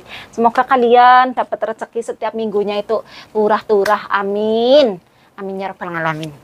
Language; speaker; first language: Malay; non-native, local second language; Javanese